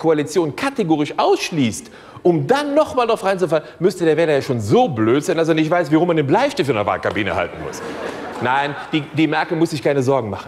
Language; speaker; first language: German; native; German